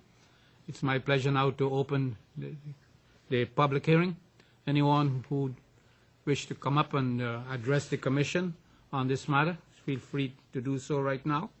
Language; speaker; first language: English; native; English